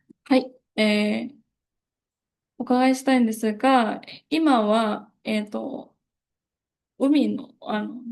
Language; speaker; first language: Japanese; non-native, fluent; Indonesian